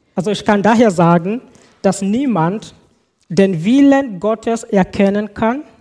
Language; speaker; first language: German; non-native, fluent; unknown